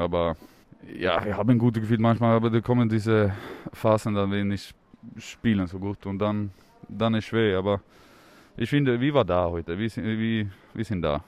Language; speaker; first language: German; non-native, learner; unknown